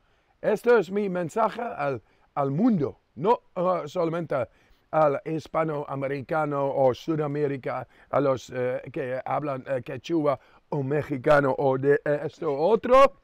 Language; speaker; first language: Spanish; non-native, fluent; Dutch